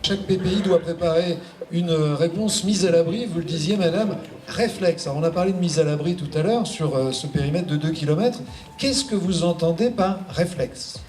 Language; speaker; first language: French; native; French